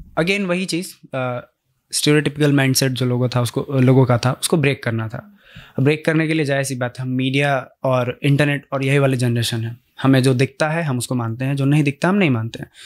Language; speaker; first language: Hindi; native; Hindi